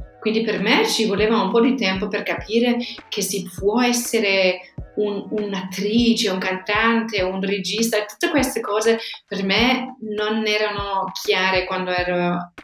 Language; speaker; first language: Italian; non-native, fluent; German